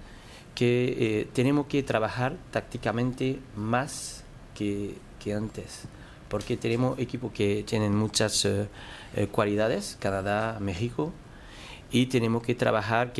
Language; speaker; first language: Spanish; non-native, learner; French